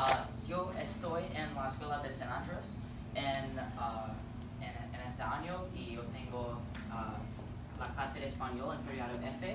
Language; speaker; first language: Spanish; non-native, learner; English